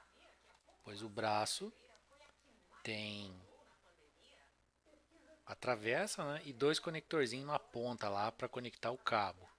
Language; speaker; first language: Portuguese; native; Portuguese